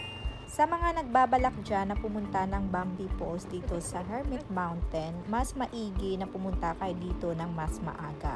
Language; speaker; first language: Filipino; non-native, local second language; Hiligaynon